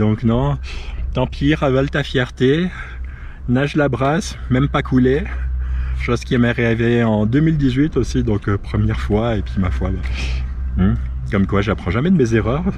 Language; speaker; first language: French; native; French